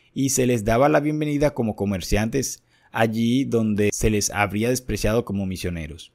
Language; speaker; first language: Spanish; native; Spanish